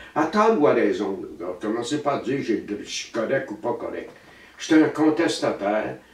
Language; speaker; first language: French; native; French